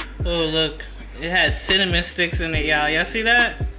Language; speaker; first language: English; native; English